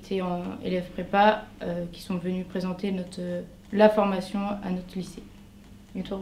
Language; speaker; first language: French; native; French